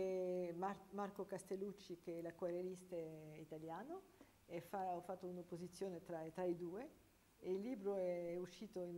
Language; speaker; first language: Italian; non-native, fluent; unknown